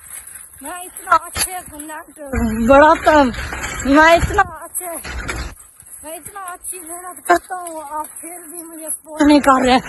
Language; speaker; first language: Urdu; non-native, local second language; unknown